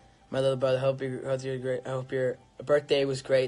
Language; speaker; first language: English; early bilingual, other home language; Spanish